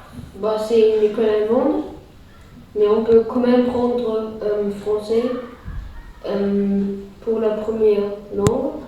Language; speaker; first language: French; early bilingual, heritage; French